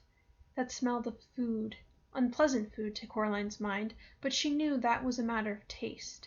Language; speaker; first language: English; native; English